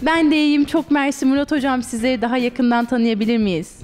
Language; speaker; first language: Turkish; native; Turkish